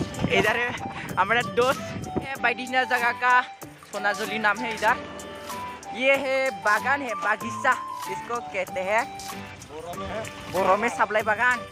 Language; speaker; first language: Hindi; non-native, local second language; Bodo